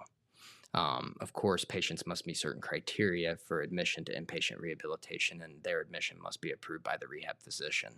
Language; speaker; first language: English; native; English